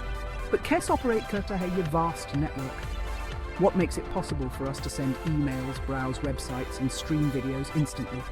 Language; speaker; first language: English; non-native, local second language; Hindi